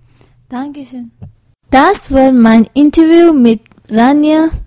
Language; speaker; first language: German; non-native, learner; Tibetan